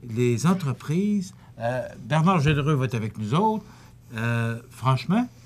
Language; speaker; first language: French; native; French